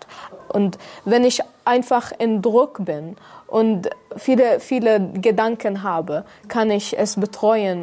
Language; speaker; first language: German; non-native, learner; Arabic